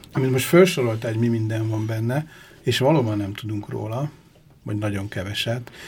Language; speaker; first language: Hungarian; native; Hungarian